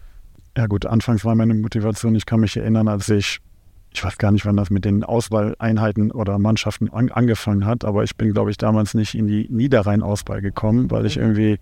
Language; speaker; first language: German; native; German